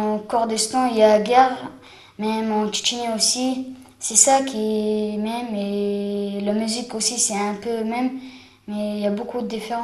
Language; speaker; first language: French; non-native, learner; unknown